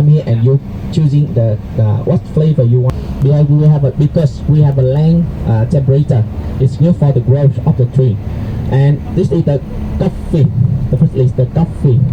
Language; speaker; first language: English; non-native, learner; Vietnamese